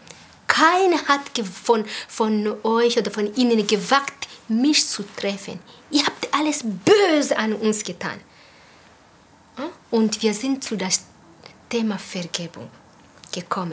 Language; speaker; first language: German; non-native, learner; Kinyarwanda